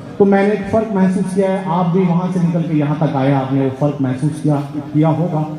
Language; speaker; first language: Urdu; native; Urdu